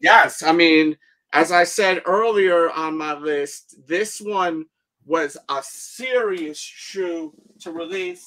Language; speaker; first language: English; native; English